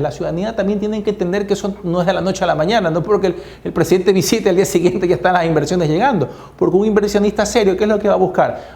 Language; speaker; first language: Spanish; native; Spanish